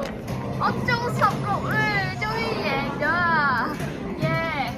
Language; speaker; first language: Cantonese; native; Cantonese